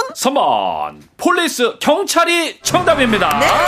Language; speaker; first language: Korean; native; Korean